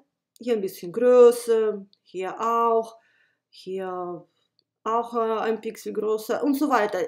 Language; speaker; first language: German; non-native, fluent; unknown